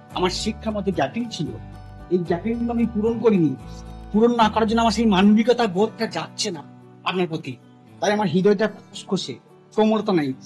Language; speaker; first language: Bangla; non-native, local second language; Santali